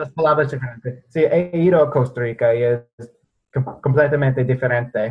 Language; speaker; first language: Spanish; non-native, fluent; English